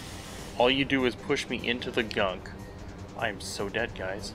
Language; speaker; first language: English; native; English